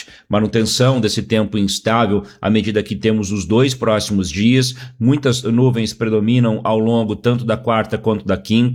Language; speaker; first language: Portuguese; native; Portuguese